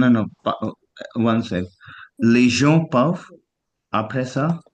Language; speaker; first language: French; non-native, fluent; Hindi